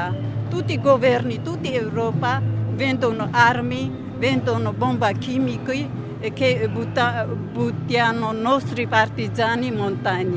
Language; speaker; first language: Italian; non-native, learner; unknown